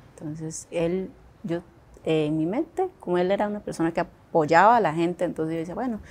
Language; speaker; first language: Spanish; non-native, local second language; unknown